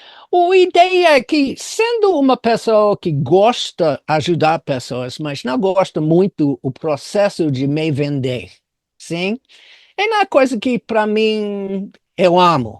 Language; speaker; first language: Portuguese; non-native, fluent; English